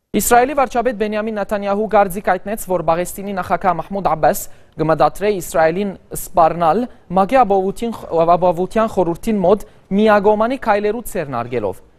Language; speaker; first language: Armenian; early bilingual, heritage; Armenian